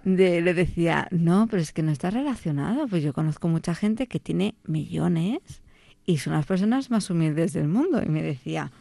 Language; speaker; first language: Spanish; non-native, local second language; Catalan